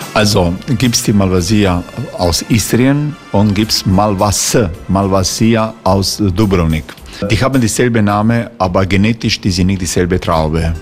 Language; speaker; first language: German; non-native, fluent; Croatian